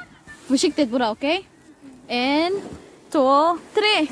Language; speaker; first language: Swedish; non-native, learner; Cebuano